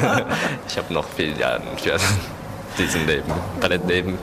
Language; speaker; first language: German; non-native, learner; Japanese